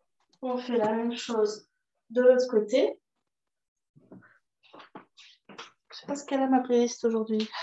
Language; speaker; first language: French; native; French